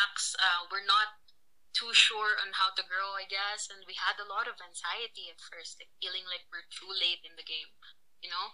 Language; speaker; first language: English; non-native, local second language; Filipino